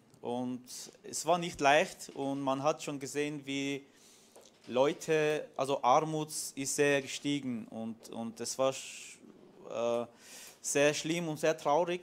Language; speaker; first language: German; non-native, fluent; Armenian